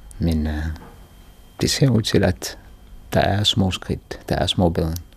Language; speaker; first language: Danish; non-native, fluent; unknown